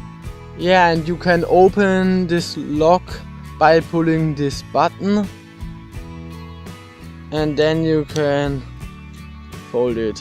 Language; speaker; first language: English; non-native, fluent; German